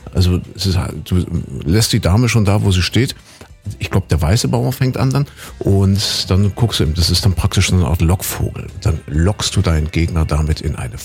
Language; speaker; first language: German; native; German